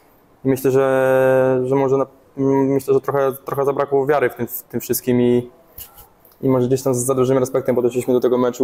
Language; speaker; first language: Polish; native; Polish